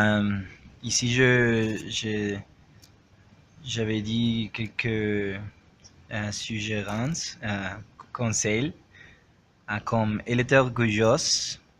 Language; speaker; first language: French; non-native, learner; Spanish